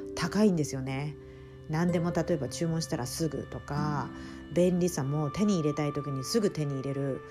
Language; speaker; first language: Japanese; native; Japanese